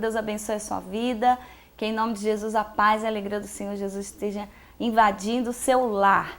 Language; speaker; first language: Portuguese; native; Portuguese